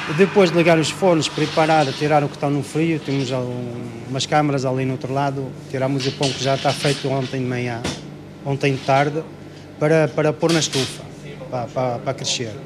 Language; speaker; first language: Portuguese; non-native, fluent; Arabic